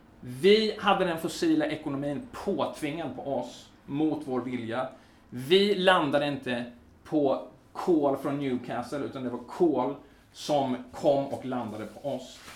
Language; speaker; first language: Swedish; native; Swedish